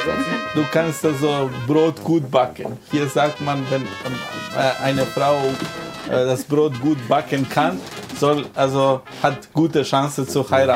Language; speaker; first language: German; non-native, learner; Albanian